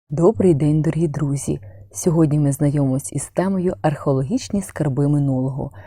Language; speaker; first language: Ukrainian; native; Ukrainian